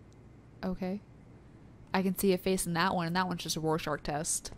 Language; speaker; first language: English; native; English